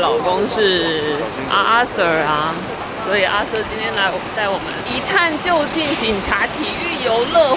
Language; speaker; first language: Chinese; native; Chinese